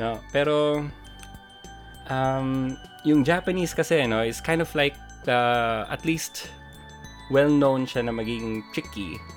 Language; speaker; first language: English; non-native, local second language; Filipino